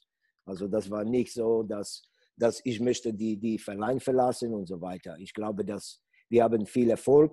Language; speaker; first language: German; non-native, fluent; Polish